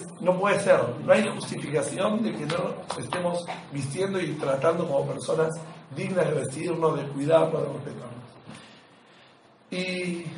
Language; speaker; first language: Spanish; native; Spanish